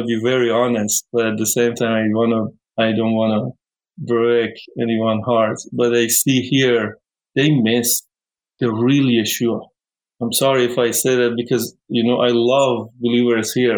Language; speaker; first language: English; non-native, fluent; Persian